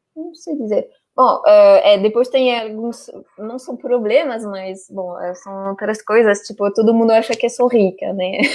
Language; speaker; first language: Portuguese; non-native, fluent; French